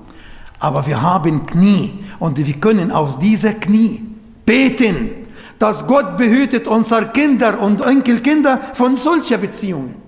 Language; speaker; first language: German; non-native, fluent; Arabic